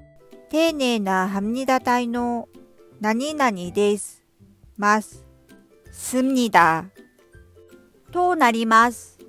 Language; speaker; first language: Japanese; non-native, fluent; Korean